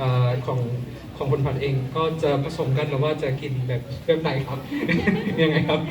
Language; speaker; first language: Thai; non-native, fluent; Indonesian